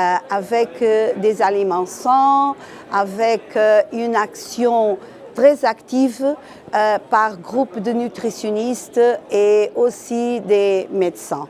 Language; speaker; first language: French; non-native, fluent; Portuguese